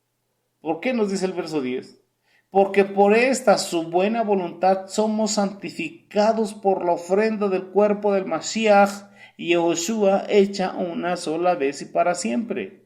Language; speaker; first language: Spanish; native; Spanish